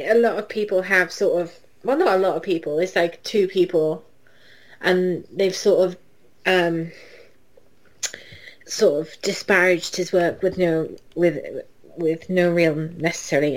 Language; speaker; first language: English; native; English